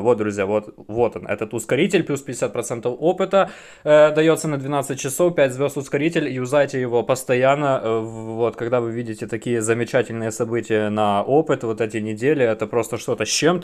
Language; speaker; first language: Russian; native; Russian